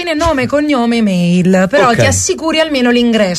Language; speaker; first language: Italian; native; Italian